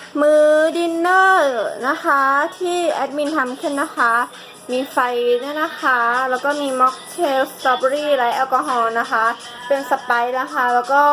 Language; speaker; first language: Thai; native; Thai